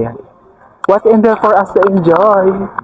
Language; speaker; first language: English; non-native, fluent; Filipino